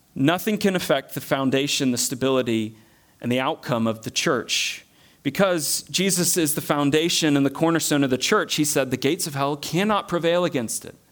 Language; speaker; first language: English; native; English